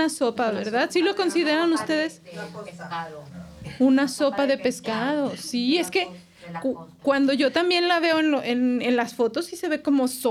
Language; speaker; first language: Spanish; native; Spanish